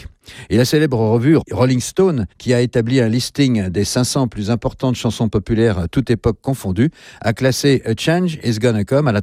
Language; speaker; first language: French; native; French